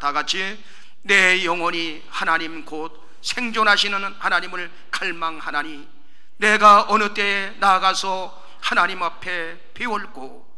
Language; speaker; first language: Korean; native; Korean